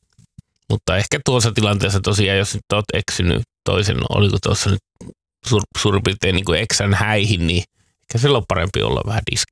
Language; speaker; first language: Finnish; native; Finnish